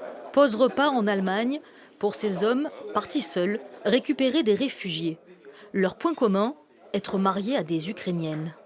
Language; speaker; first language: French; native; French